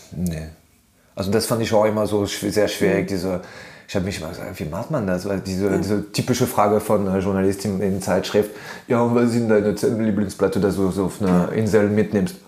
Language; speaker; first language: German; non-native, fluent; French